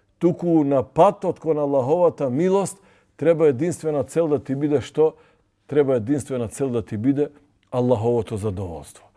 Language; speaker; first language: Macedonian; non-native, local second language; Albanian